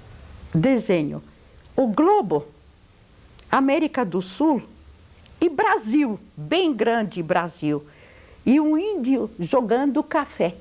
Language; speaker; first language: Portuguese; non-native, fluent; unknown